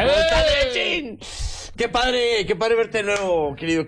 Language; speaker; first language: Spanish; native; Spanish